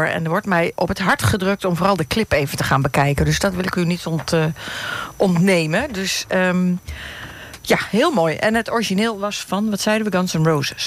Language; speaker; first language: Dutch; native; Dutch